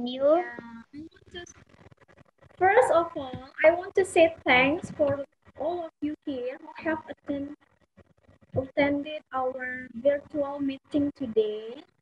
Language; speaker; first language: English; non-native, fluent; Indonesian